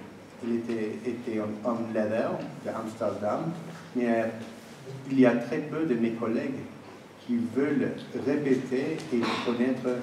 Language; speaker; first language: French; non-native, fluent; English